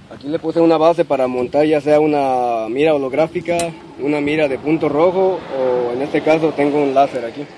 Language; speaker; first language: Spanish; native; Spanish